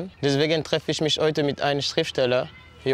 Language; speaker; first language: German; non-native, fluent; French